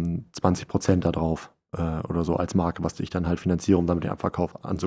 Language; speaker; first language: German; native; German